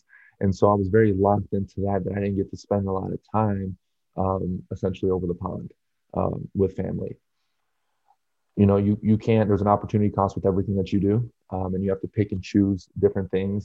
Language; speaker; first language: English; native; English